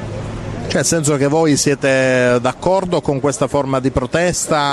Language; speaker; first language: Italian; native; Italian